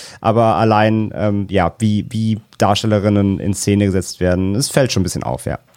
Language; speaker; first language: German; native; German